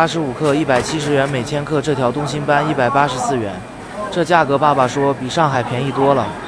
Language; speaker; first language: Chinese; native; Chinese